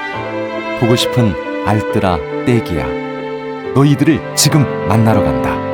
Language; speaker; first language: Korean; native; Korean